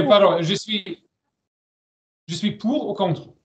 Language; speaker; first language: French; non-native, learner; German